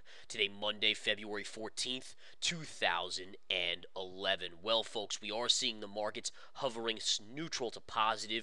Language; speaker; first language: English; native; English